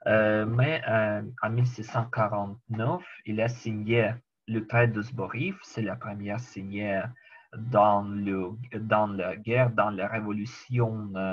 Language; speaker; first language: French; non-native, learner; Ukrainian